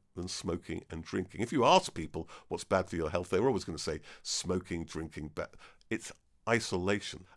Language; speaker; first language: English; native; English